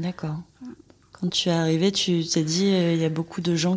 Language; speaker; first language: French; native; French